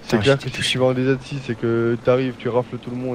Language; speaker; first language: French; native; French